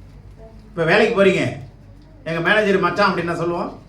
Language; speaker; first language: Tamil; native; Tamil